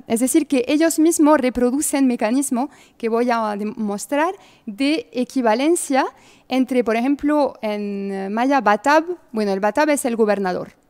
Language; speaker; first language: Spanish; non-native, fluent; French